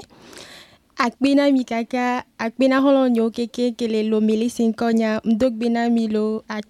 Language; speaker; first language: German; non-native, learner; Ewe